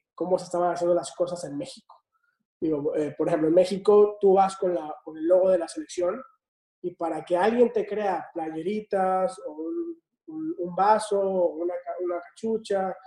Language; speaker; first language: Spanish; native; Spanish